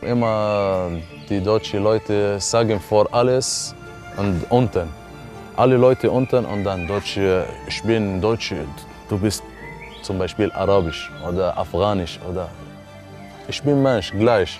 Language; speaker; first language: German; non-native, learner; Arabic